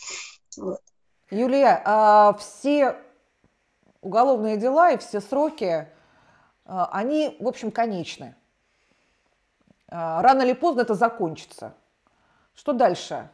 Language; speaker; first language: Russian; native; Russian